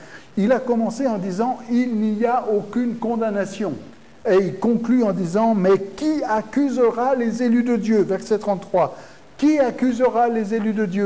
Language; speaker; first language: French; native; French